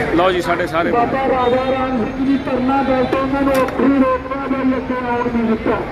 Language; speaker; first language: Punjabi; native; Punjabi